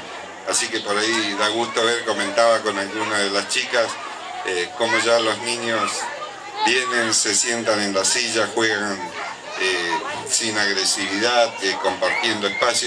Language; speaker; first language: Spanish; native; Spanish